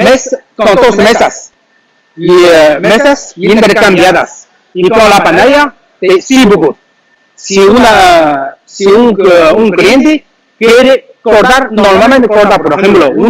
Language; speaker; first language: Spanish; non-native, learner; Chinese